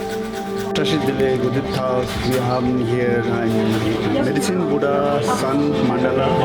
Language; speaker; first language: German; non-native, fluent; Tibetan